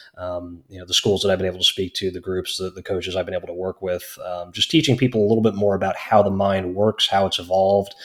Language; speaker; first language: English; native; English